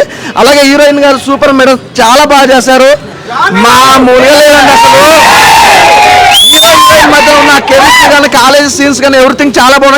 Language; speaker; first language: Telugu; native; Telugu